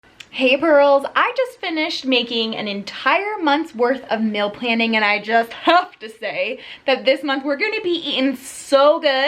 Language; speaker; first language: English; native; English